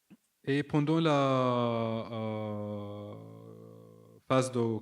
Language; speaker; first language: French; non-native, fluent; Arabic